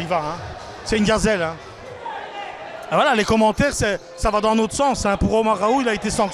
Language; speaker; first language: French; native; French